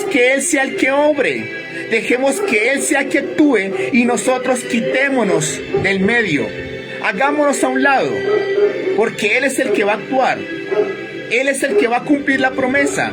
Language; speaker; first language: Spanish; native; Spanish